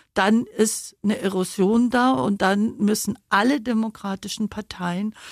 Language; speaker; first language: German; native; German